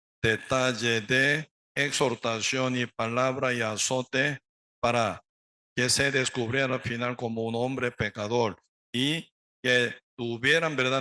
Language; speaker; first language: Spanish; non-native, learner; Korean